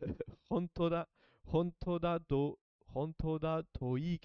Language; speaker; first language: Japanese; non-native, learner; English